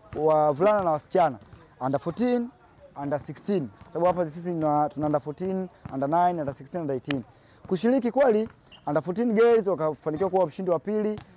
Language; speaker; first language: Swahili; native; Swahili